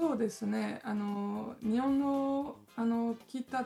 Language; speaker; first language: Japanese; non-native, learner; French